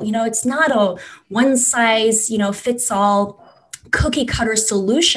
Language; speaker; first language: English; non-native, local second language; Cantonese